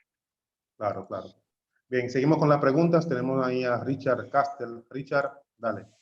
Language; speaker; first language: Spanish; native; Spanish